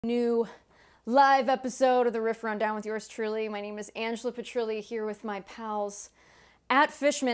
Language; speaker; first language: English; native; English